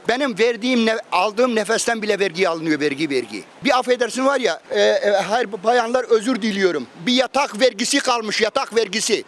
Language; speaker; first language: Turkish; native; Turkish